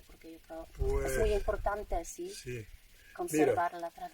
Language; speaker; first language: Spanish; non-native, fluent; Polish